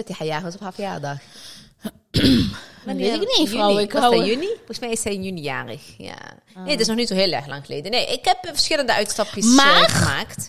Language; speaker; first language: Dutch; early bilingual, other home language; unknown